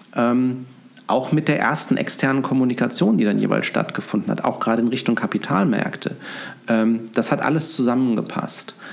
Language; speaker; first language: German; native; German